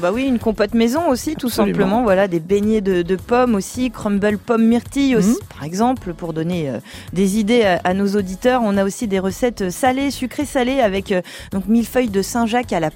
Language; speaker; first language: French; native; French